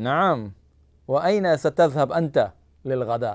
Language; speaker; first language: Arabic; non-native, fluent; English